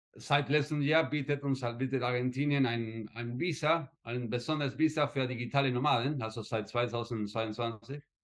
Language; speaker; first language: German; early bilingual, heritage; Spanish